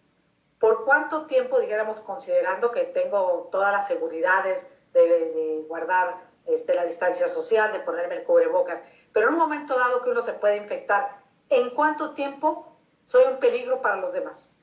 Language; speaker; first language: Spanish; native; Spanish